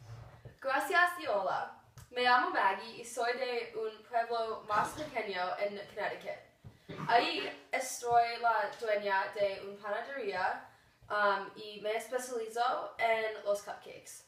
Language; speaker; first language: Spanish; non-native, learner; English